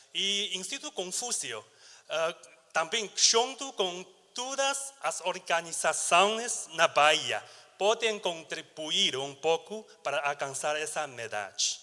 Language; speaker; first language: Portuguese; non-native, learner; Chinese